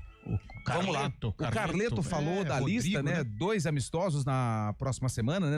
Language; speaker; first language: Portuguese; native; Portuguese